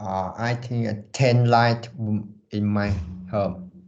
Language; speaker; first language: English; non-native, learner; Vietnamese